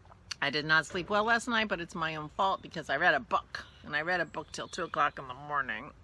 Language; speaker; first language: English; native; English